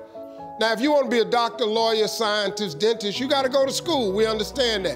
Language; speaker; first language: English; native; English